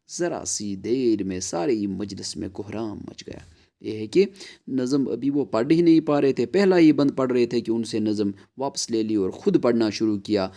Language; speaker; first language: Urdu; non-native, local second language; Kashmiri